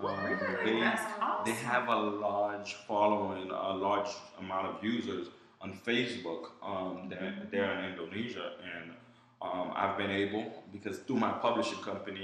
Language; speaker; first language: English; early bilingual, other home language; Haitian Creole